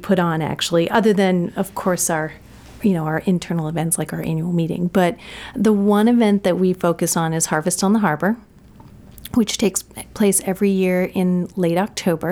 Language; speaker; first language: English; native; English